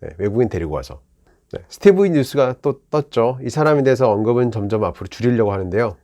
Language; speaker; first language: Korean; native; Korean